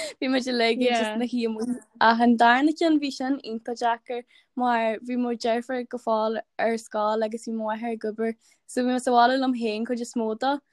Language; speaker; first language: Irish; native; Irish